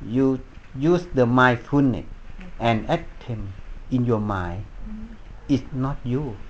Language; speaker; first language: English; non-native, learner; Thai